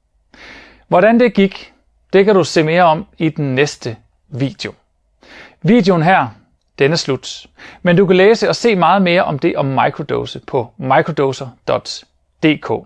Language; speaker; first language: Danish; native; Danish